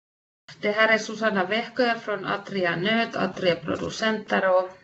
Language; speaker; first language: Swedish; non-native, fluent; Finnish